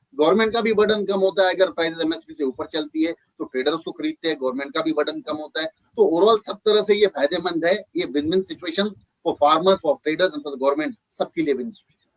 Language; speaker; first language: Hindi; native; Hindi